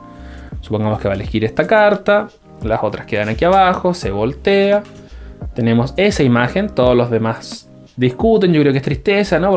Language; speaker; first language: Spanish; native; Spanish